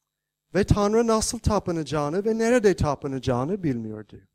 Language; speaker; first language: Turkish; non-native, fluent; English